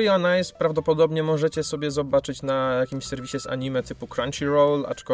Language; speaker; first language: Polish; native; Polish